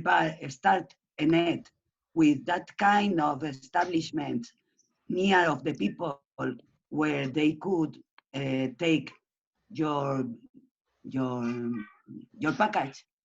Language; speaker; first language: English; non-native, learner; Spanish